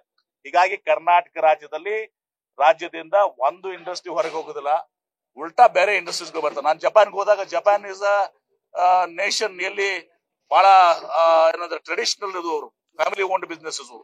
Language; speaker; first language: Kannada; native; Kannada